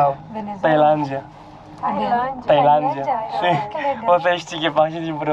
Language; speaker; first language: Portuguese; non-native, learner; Thai